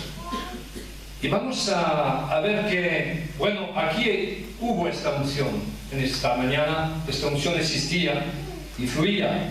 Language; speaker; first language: Spanish; early bilingual, heritage; French